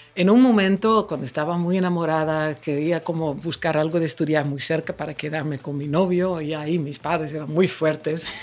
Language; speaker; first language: Spanish; non-native, fluent; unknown